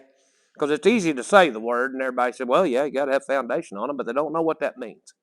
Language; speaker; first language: English; native; English